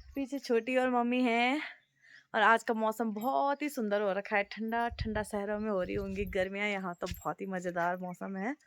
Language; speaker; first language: Hindi; non-native, local second language; Garhwali